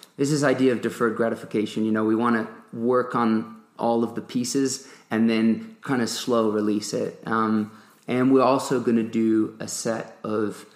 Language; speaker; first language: English; early bilingual, other home language; French